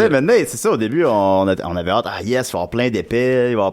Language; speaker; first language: French; native; French